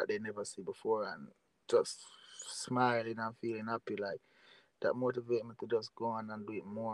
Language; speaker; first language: English; non-native, local second language; Jamaican Creole English